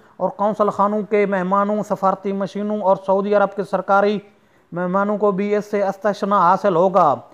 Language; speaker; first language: Urdu; non-native, local second language; Saraiki